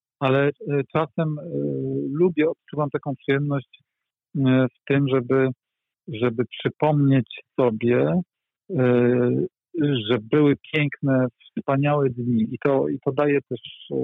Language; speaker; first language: Polish; native; Polish